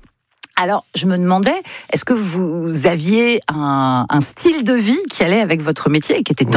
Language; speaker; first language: French; native; French